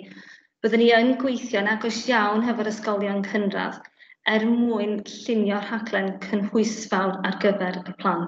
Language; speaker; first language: Welsh; native; Welsh